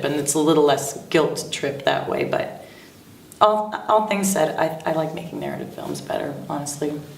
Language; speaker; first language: English; native; English